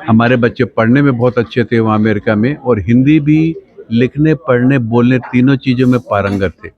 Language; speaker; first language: Hindi; native; Hindi